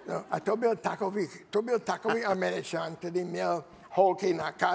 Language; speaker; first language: Czech; non-native, learner; English